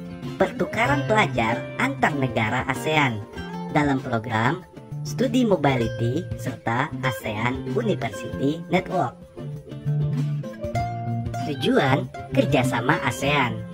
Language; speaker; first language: Indonesian; native; Indonesian